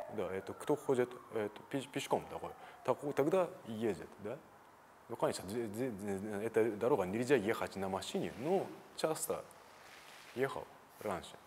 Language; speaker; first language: Russian; non-native, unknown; Japanese